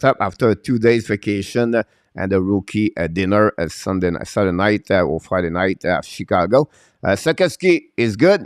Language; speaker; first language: English; non-native, local second language; French